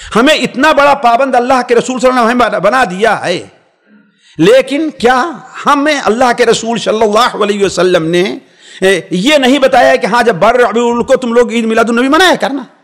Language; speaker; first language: Urdu; native; Urdu